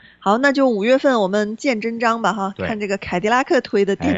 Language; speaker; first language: Chinese; native; Chinese